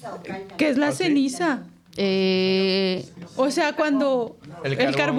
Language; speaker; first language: Spanish; native; Spanish